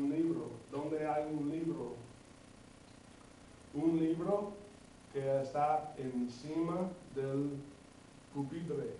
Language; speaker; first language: Spanish; non-native, fluent; English